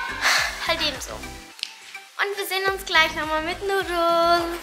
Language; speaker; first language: German; early bilingual, other home language; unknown